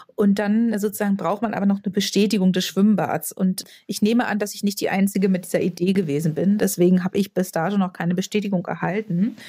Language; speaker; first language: German; native; German